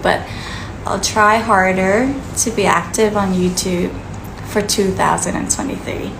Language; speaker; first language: English; early bilingual, other home language; Thai